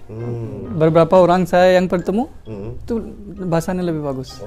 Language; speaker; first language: Indonesian; non-native, learner; Hindi